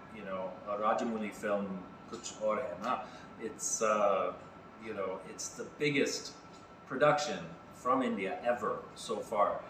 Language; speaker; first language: English; native; English